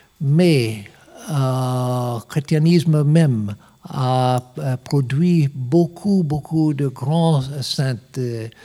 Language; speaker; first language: French; non-native, learner; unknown